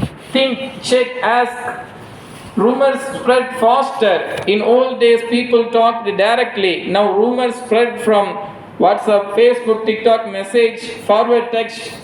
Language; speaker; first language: English; non-native, local second language; Tamil